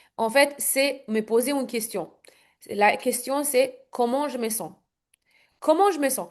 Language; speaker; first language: French; non-native, fluent; Romanian